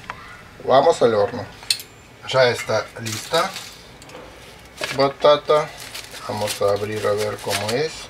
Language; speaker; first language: Spanish; non-native, fluent; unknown